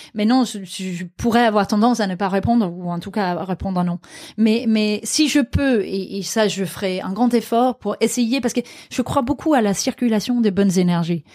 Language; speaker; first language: French; non-native, fluent; Danish